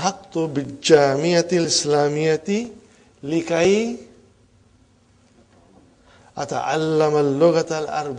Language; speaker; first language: Arabic; non-native, fluent; English